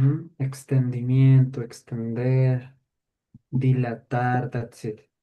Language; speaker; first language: English; non-native, fluent; Spanish